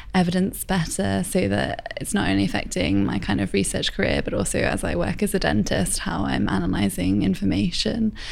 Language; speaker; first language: English; native; English